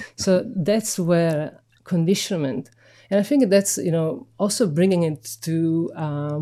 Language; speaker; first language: English; non-native, fluent; Italian